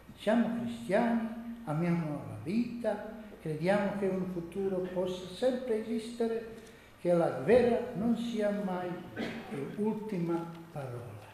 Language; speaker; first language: Italian; non-native, learner; Croatian